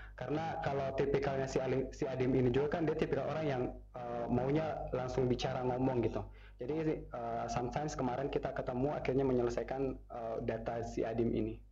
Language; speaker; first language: Indonesian; native; Indonesian